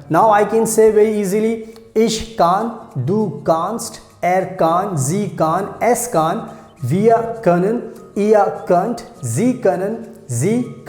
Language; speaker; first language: German; non-native, fluent; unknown